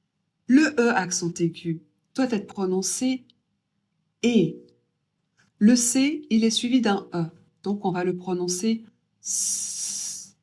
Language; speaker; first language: French; native; French